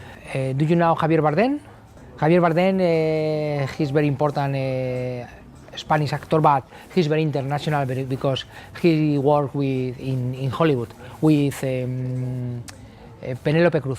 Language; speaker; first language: English; non-native, learner; Spanish